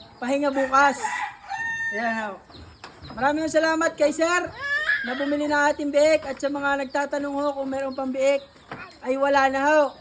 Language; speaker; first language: Filipino; native; Filipino